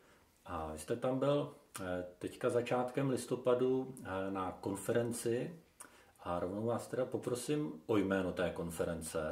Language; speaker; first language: Czech; native; Czech